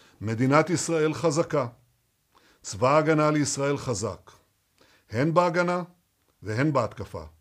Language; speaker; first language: Hebrew; native; Hebrew